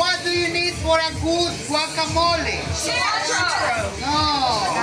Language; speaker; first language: English; non-native, fluent; Spanish